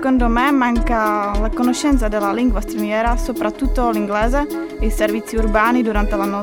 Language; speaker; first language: Italian; non-native, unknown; Czech